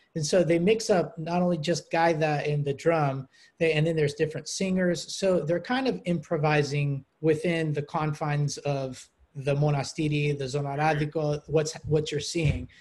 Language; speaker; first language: English; early bilingual, other home language; Greek